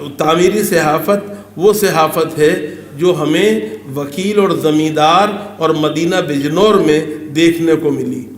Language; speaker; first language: Urdu; native; Urdu